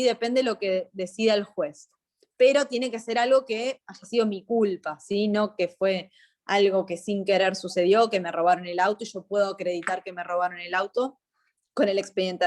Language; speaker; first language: Spanish; native; Spanish